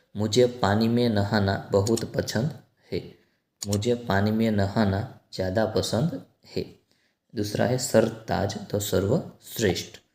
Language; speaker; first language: Hindi; non-native, local second language; Gujarati